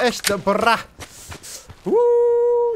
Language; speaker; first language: German; native; German